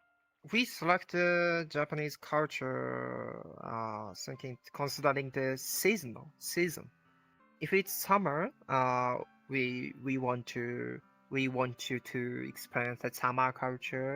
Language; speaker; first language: English; non-native, learner; Japanese